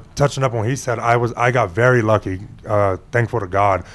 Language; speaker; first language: English; early bilingual, other home language; Spanish